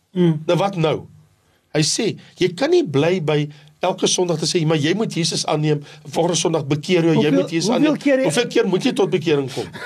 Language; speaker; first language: Afrikaans; native; Afrikaans